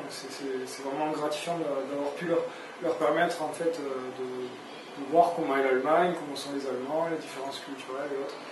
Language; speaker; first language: French; native; French